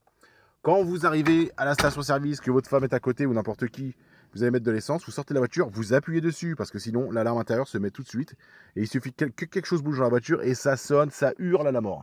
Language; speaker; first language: French; native; French